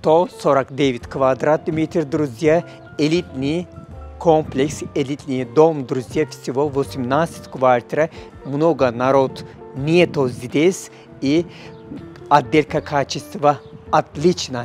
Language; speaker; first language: Russian; non-native, learner; Turkish